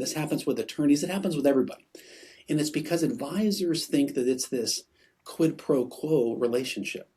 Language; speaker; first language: English; native; English